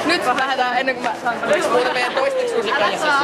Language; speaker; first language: Finnish; native; Finnish